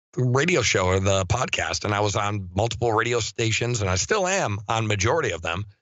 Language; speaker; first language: English; native; English